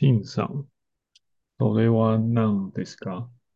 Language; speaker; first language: Japanese; non-native, learner; Chinese